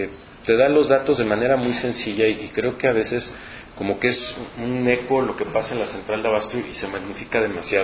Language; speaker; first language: Spanish; native; Spanish